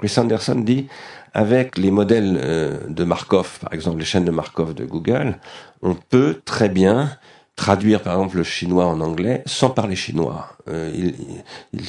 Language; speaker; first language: French; native; French